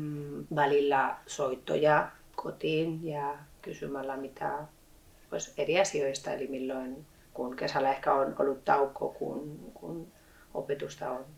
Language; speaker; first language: Finnish; non-native, fluent; Spanish